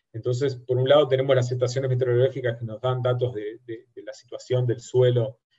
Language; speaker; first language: Spanish; native; Spanish